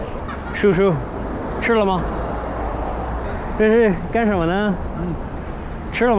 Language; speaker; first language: Chinese; non-native, fluent; English